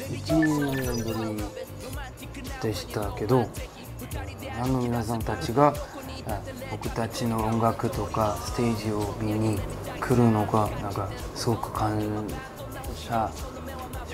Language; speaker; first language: Japanese; non-native, learner; Korean